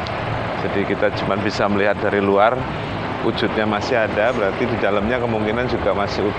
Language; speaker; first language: Indonesian; native; Indonesian